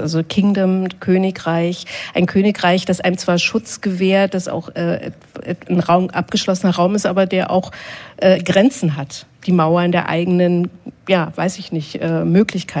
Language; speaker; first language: German; native; German